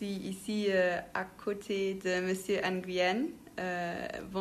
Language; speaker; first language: French; non-native, local second language; Luxembourgish